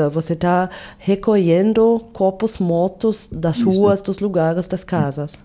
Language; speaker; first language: Portuguese; non-native, fluent; German